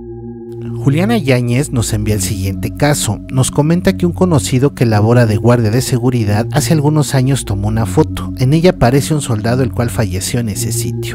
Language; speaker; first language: Spanish; native; Spanish